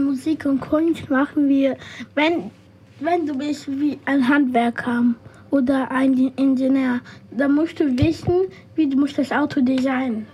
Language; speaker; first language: German; non-native, learner; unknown